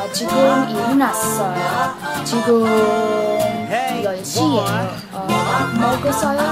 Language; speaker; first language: Korean; non-native, learner; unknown